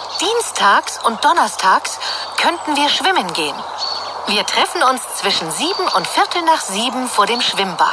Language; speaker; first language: German; non-native, fluent; Portuguese